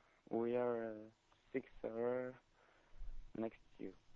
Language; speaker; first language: English; non-native, learner; French